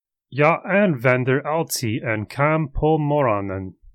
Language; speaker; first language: Swedish; non-native, learner; English